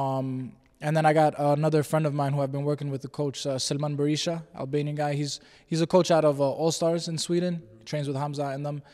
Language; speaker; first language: English; native; English